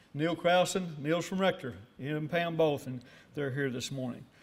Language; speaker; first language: English; native; English